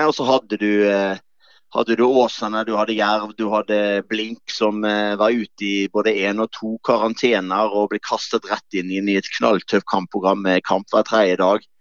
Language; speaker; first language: Norwegian; native; Norwegian